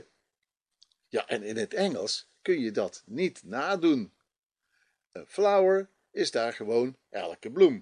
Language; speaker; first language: Dutch; native; Dutch